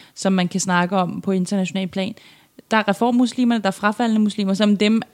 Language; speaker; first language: Danish; non-native, fluent; Persian